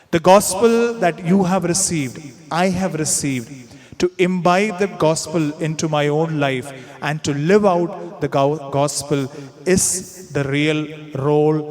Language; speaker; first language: English; non-native, local second language; Malayalam